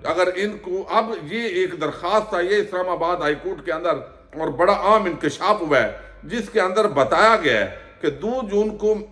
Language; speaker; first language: Urdu; native; Urdu